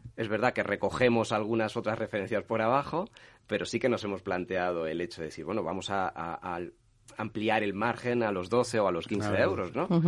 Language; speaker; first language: Spanish; native; Spanish